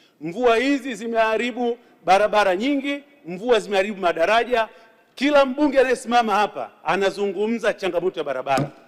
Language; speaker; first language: Swahili; native; Swahili